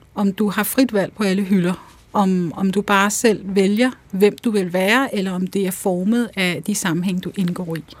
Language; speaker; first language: Danish; early bilingual, other home language; Urdu